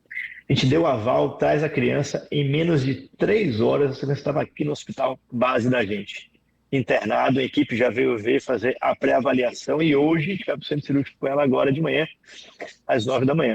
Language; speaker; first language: Portuguese; native; Portuguese